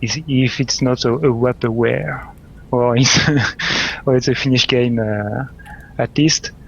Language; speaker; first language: English; non-native, learner; French